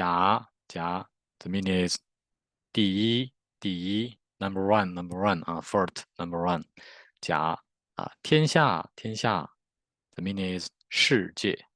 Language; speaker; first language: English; non-native, learner; Chinese